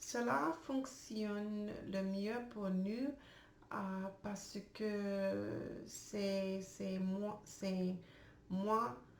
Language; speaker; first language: French; non-native, learner; English